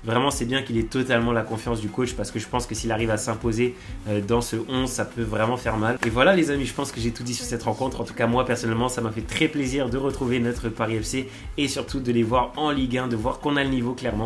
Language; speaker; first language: French; native; French